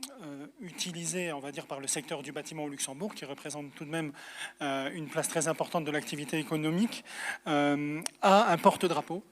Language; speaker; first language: French; native; French